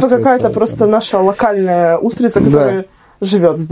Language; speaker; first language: Russian; native; Russian